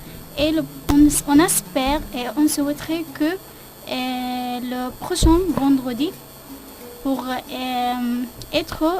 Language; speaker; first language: French; non-native, learner; Arabic